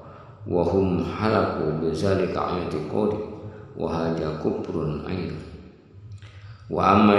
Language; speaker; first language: Arabic; non-native, fluent; Indonesian